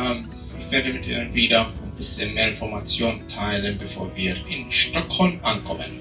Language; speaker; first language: German; non-native, fluent; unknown